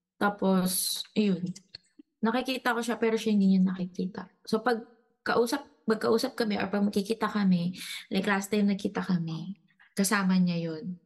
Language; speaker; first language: Filipino; non-native, local second language; Cebuano